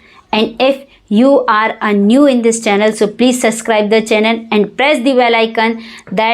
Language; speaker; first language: English; non-native, learner; Hindi